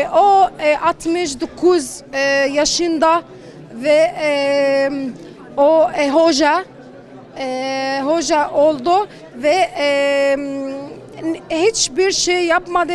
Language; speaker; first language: Turkish; non-native, learner; Arabic